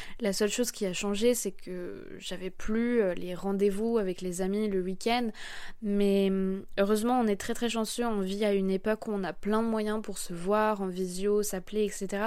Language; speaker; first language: French; native; French